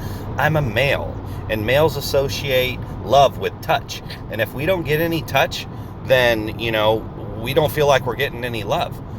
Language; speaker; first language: English; native; English